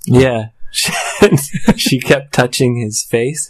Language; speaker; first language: English; native; English